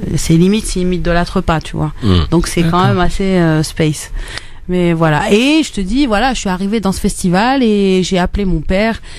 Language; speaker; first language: French; non-native, local second language; Arabic